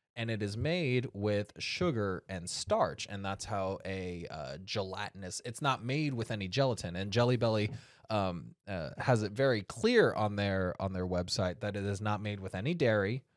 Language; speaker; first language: English; native; English